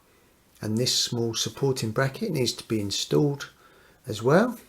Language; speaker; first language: English; native; English